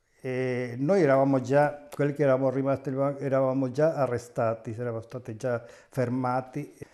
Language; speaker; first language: Italian; non-native, fluent; Spanish